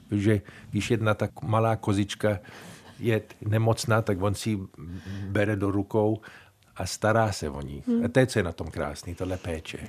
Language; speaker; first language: Czech; early bilingual, heritage; Czech